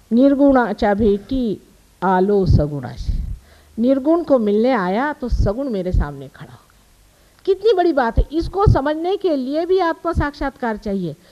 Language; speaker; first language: Hindi; non-native, local second language; Marathi